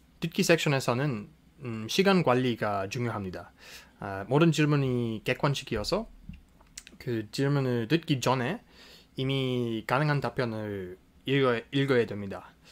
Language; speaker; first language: Korean; non-native, fluent; English